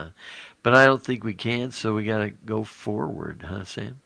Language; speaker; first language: English; native; English